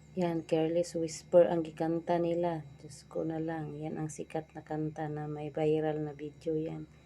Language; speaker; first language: Filipino; non-native, local second language; Cebuano